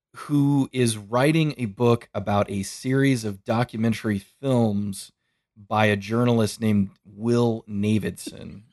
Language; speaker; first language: English; native; English